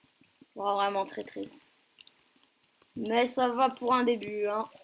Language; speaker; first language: French; native; French